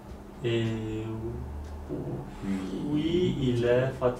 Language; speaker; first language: French; non-native, learner; Polish